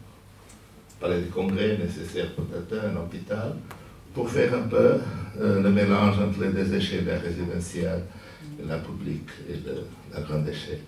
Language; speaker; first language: French; non-native, fluent; Portuguese